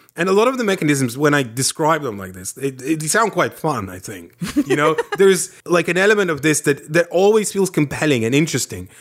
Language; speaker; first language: English; non-native, fluent; Lithuanian